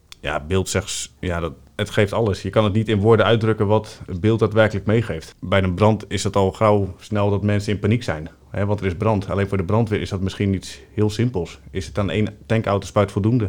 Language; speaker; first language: Dutch; native; Dutch